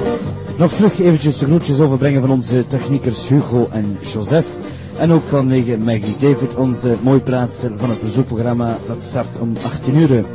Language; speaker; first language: Dutch; native; Dutch